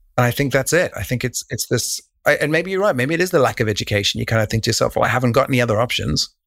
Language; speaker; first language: English; native; English